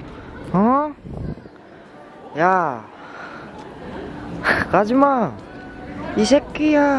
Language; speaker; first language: Korean; non-native, learner; Vietnamese